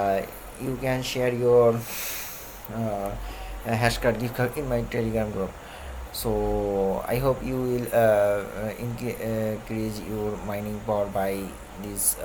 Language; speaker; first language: English; non-native, learner; Bangla